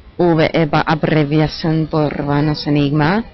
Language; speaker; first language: Spanish; non-native, fluent; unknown